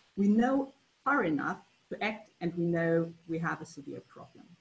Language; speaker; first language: English; non-native, fluent; German